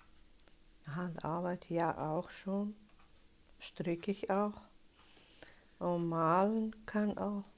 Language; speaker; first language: German; non-native, learner; Russian